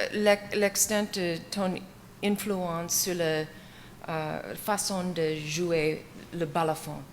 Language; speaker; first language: French; non-native, fluent; English